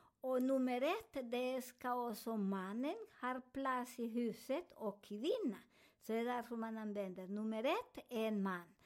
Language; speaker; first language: Swedish; non-native, learner; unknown